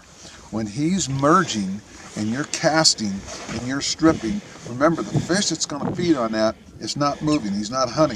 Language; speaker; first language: English; native; English